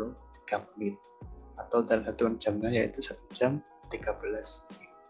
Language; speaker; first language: Indonesian; native; Indonesian